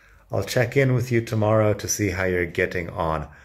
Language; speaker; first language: English; native; English